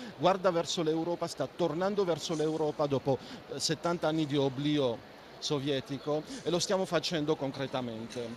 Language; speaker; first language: Italian; non-native, fluent; Armenian